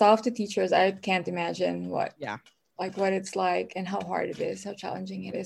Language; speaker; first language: English; non-native, local second language; Filipino